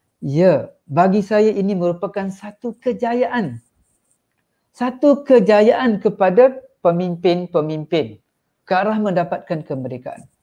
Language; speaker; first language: Malay; non-native, local second language; Tamil